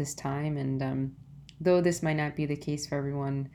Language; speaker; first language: English; native; English